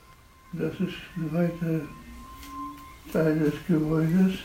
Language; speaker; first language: German; non-native, fluent; Polish